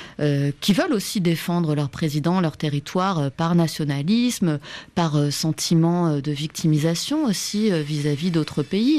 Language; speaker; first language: French; native; French